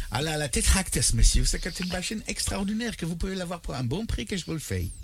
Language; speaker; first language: French; early bilingual, other home language; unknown